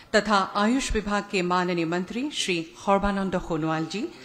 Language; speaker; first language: Hindi; non-native, local second language; Assamese